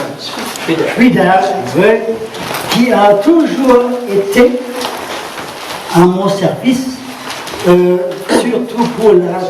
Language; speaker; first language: French; non-native, learner; German